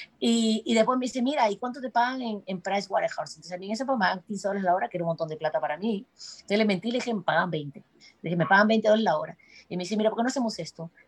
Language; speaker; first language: Spanish; native; Spanish